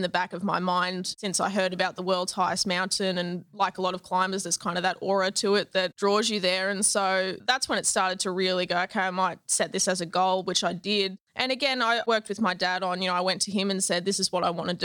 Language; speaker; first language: English; native; English